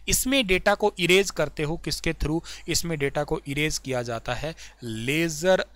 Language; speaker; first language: Hindi; native; Hindi